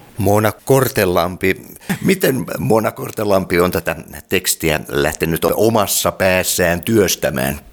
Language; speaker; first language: Finnish; native; Finnish